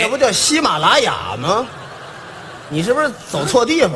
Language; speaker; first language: Chinese; native; Chinese